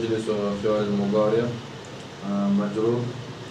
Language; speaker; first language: Arabic; non-native, learner; Chechen